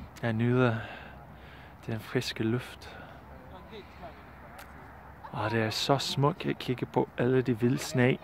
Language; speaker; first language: Danish; non-native, learner; English